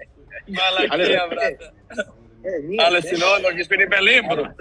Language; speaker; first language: German; non-native, fluent; Serbian